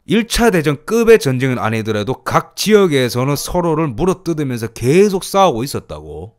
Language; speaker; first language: Korean; native; Korean